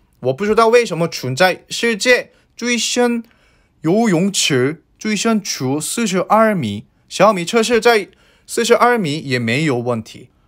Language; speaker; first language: Chinese; non-native, fluent; Korean